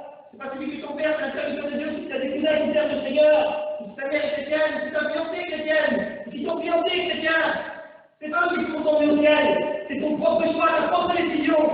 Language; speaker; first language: French; native; French